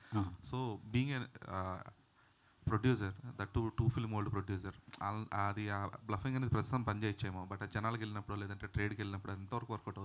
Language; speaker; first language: Telugu; native; Telugu